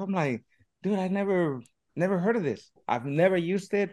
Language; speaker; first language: English; early bilingual, other home language; Spanish